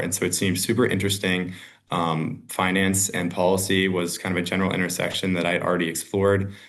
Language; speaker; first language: English; native; English